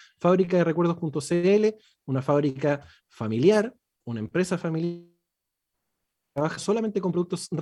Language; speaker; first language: Spanish; native; Spanish